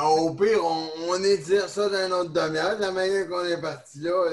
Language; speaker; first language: French; native; French